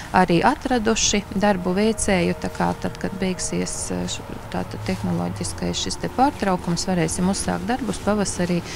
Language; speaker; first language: Latvian; native; Latvian